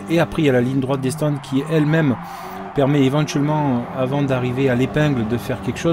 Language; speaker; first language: French; native; French